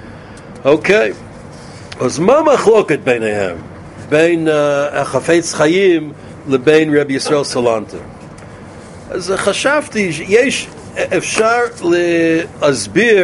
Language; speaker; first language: Hebrew; non-native, fluent; English